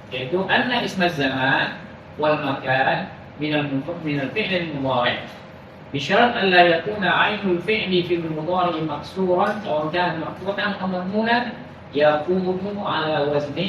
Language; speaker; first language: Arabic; non-native, fluent; Malay